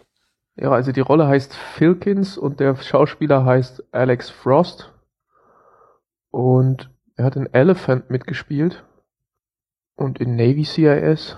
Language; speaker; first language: German; native; German